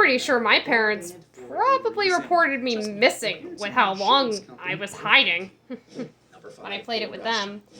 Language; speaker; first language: English; native; English